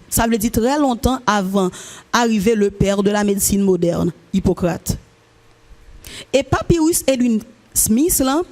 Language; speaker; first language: French; non-native, local second language; Haitian Creole